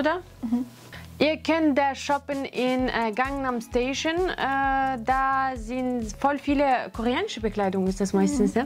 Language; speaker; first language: German; non-native, fluent; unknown